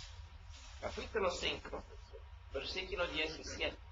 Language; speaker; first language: Spanish; non-native, learner; English